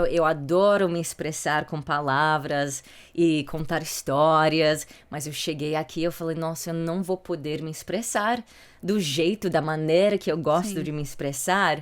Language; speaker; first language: Portuguese; early bilingual, heritage; English